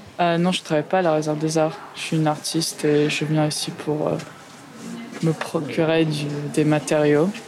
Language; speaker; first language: French; non-native, fluent; Spanish